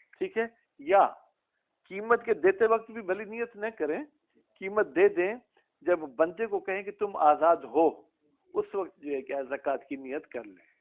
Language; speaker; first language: Urdu; non-native, local second language; Sindhi